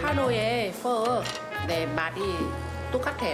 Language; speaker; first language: Korean; non-native, learner; Vietnamese